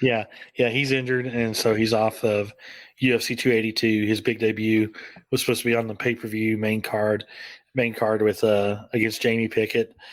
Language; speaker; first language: English; native; English